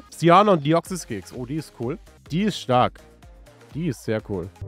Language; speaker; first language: German; native; German